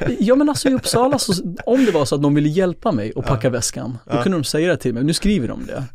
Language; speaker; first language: Swedish; early bilingual, other home language; Kurdish